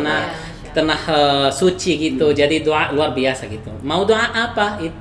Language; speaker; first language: Indonesian; non-native, fluent; Arabic